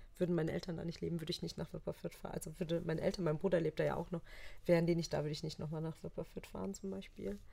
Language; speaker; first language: German; early bilingual, other home language; Turkish